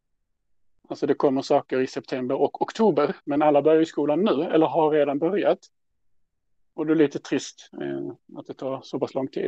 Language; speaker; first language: Swedish; native; Swedish